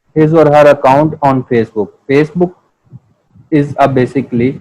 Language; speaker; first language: English; non-native, local second language; Urdu